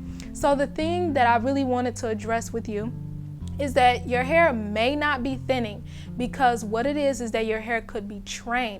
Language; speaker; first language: English; native; English